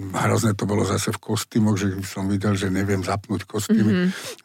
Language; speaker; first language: Slovak; native; Slovak